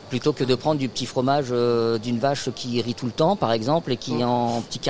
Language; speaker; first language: French; native; French